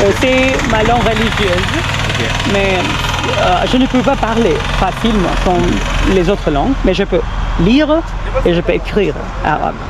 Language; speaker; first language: French; non-native, fluent; Urdu